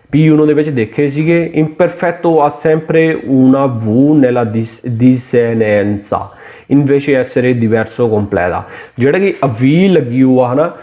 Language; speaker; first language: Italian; non-native, learner; Punjabi